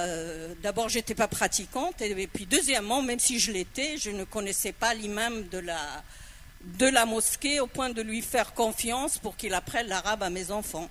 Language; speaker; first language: French; non-native, local second language; Arabic